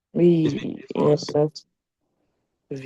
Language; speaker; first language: French; non-native, learner; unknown